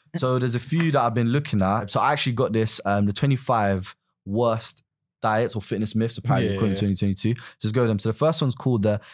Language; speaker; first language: English; native; English